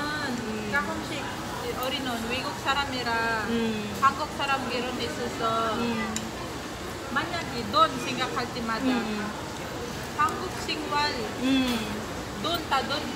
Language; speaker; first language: Korean; non-native, learner; Filipino